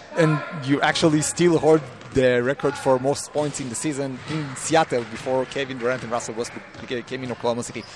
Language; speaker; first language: English; non-native, fluent; Hebrew